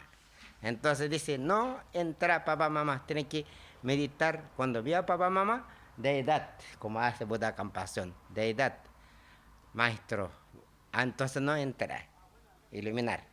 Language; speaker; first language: Spanish; non-native, learner; Tibetan